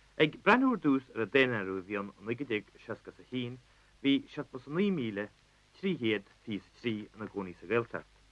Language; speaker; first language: Irish; native; Irish